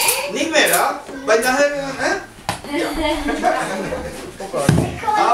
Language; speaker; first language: German; non-native, learner; Spanish